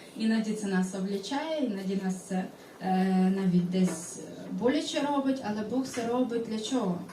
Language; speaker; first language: Ukrainian; non-native, local second language; Russian